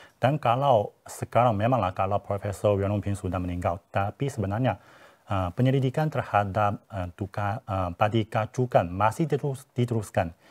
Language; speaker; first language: Malay; non-native, fluent; Chinese